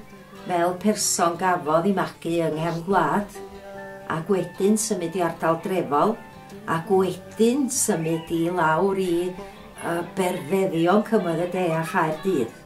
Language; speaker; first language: Welsh; native; Welsh